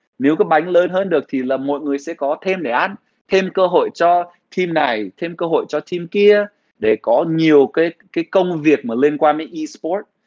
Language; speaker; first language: Vietnamese; early bilingual, heritage; Vietnamese